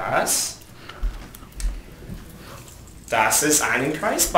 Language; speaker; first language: German; non-native, learner; English